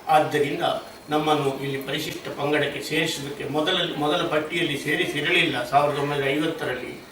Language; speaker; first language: Kannada; non-native, local second language; Marathi